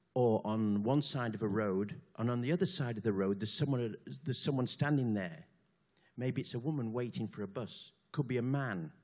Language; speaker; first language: English; native; English